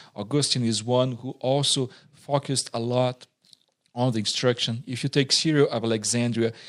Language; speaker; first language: English; non-native, fluent; Portuguese